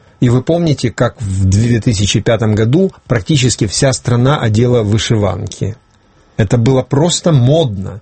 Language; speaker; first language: Russian; non-native, local second language; Ukrainian